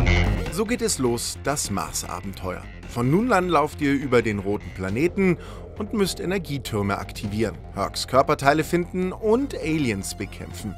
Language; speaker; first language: German; native; German